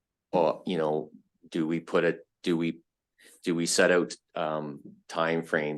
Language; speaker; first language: English; native; English